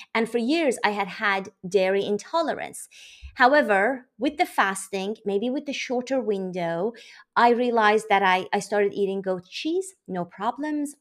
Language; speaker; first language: English; non-native, fluent; Persian